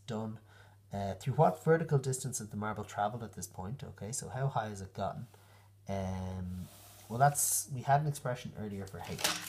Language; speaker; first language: English; native; English